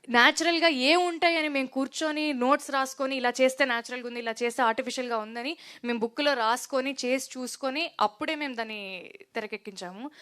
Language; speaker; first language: Telugu; native; Telugu